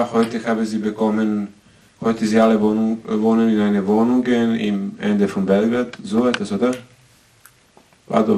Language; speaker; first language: German; non-native, learner; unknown